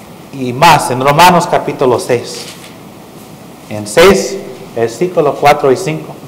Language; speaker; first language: Spanish; non-native, fluent; English